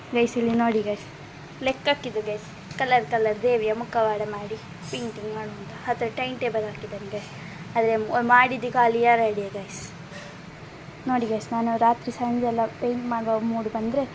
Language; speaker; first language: Kannada; native; Kannada